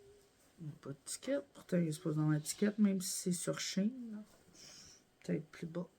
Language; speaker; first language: French; native; French